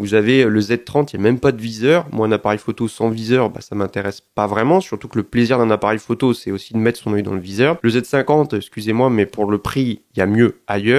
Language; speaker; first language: French; native; French